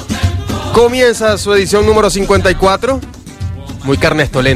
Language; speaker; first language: Spanish; native; Spanish